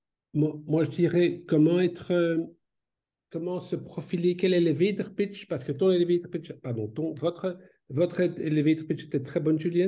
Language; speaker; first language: French; native; French